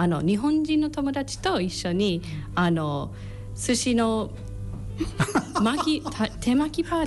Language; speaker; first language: Japanese; non-native, learner; English